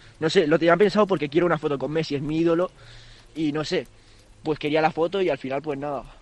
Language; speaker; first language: Spanish; early bilingual, other home language; French